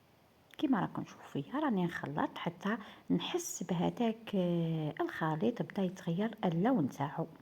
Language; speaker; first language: Arabic; native; Arabic